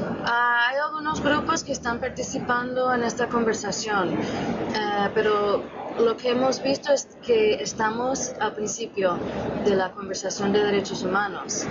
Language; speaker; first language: Spanish; non-native, fluent; English